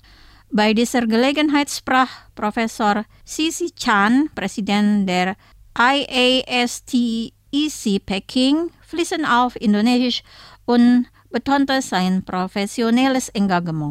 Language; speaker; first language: German; non-native, fluent; Indonesian